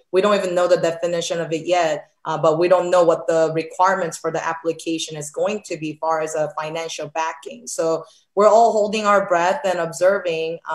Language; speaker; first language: English; early bilingual, other home language; Korean